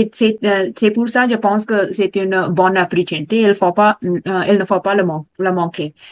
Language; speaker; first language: French; non-native, learner; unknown